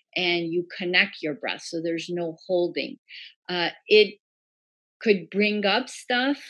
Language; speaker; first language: English; early bilingual, other home language; Persian